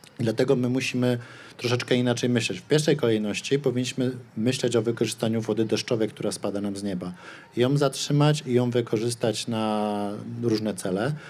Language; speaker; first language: Polish; native; Polish